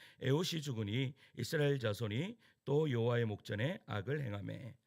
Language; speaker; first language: Korean; native; Korean